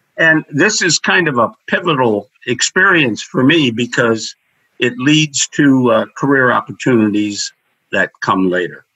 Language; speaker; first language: English; native; English